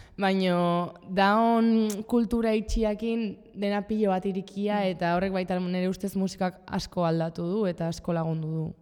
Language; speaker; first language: Basque; native; Basque